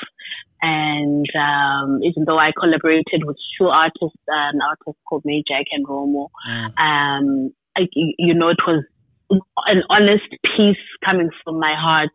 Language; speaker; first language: English; non-native, local second language; Xhosa